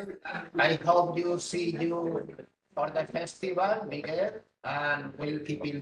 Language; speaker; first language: English; non-native, learner; Spanish